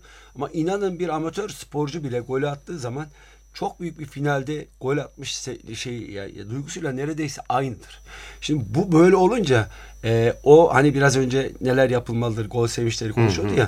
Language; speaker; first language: Turkish; native; Turkish